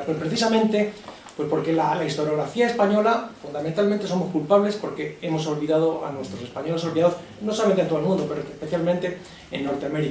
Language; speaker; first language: Spanish; native; Spanish